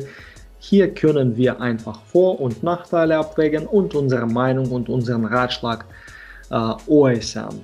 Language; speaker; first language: German; non-native, fluent; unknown